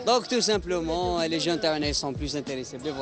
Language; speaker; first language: French; non-native, local second language; Arabic